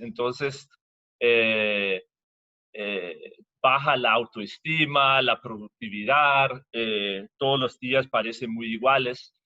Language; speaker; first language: Spanish; non-native, fluent; Danish